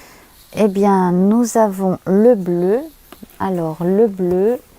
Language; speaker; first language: French; native; French